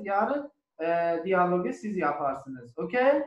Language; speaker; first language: Turkish; non-native, learner; German